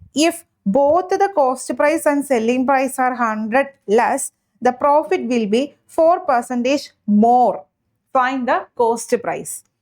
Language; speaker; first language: English; non-native, local second language; Malayalam